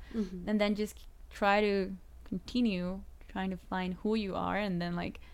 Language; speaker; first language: English; non-native, fluent; Spanish